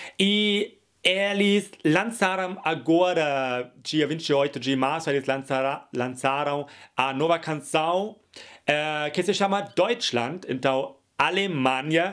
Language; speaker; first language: Portuguese; non-native, fluent; German